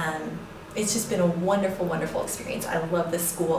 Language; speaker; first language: English; native; English